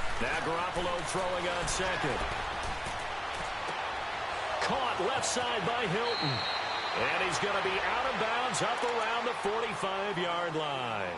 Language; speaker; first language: English; native; English